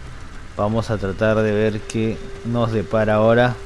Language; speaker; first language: Spanish; native; Spanish